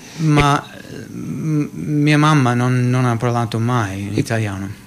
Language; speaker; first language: Italian; non-native, learner; English